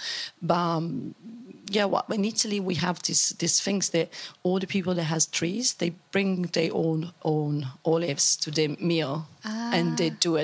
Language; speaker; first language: English; non-native, fluent; Italian